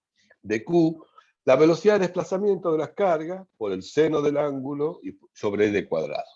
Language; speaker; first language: Spanish; native; Spanish